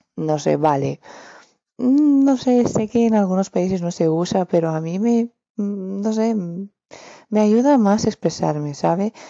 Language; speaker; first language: Spanish; non-native, fluent; Romanian